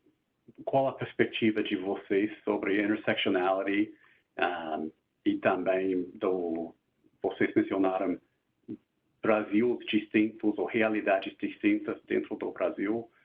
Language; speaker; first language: Portuguese; non-native, fluent; English